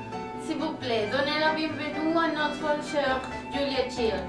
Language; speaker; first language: French; non-native, learner; Spanish